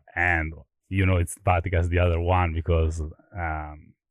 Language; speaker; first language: English; non-native, fluent; Italian